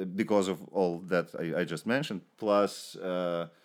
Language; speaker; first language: English; non-native, fluent; Russian